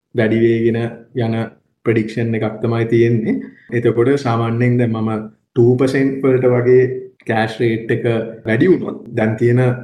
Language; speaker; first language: Sinhala; non-native, local second language; Tamil